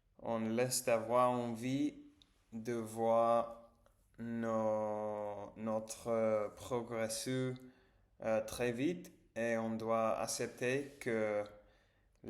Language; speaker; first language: French; non-native, learner; English